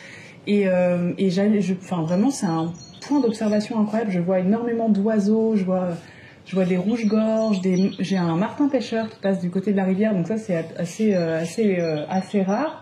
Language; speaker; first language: French; native; French